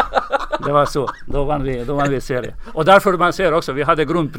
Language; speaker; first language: Swedish; non-native, fluent; Serbian